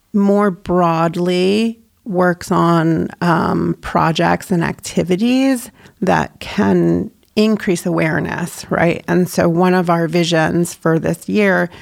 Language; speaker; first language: English; native; English